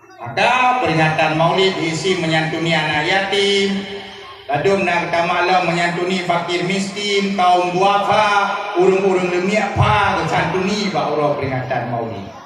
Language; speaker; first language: Malay; non-native, local second language; Achinese